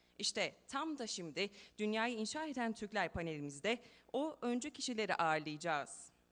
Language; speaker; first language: Turkish; native; Turkish